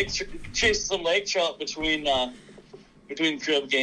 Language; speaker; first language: English; native; English